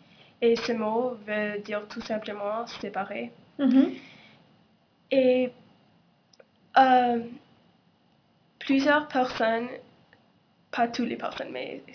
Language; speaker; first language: French; non-native, local second language; English